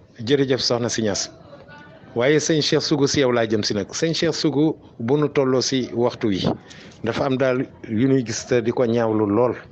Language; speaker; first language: Wolof; native; Wolof